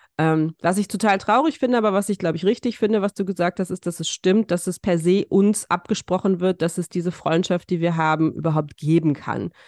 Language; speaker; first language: German; early bilingual, other home language; Russian